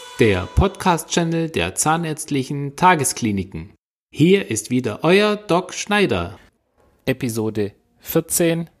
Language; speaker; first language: German; native; German